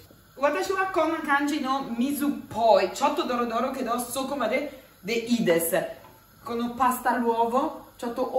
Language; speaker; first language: Japanese; non-native, learner; Italian